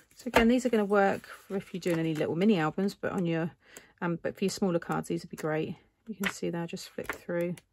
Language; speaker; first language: English; native; English